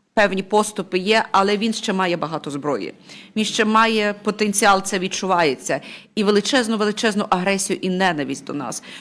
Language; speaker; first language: Ukrainian; native; Ukrainian